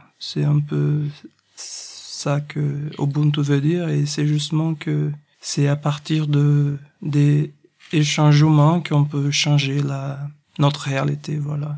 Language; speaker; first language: French; non-native, fluent; Portuguese